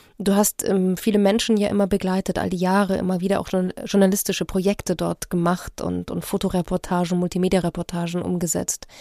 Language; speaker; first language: German; native; German